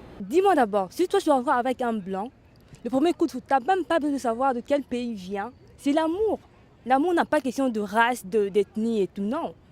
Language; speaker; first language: French; non-native, local second language; Lingala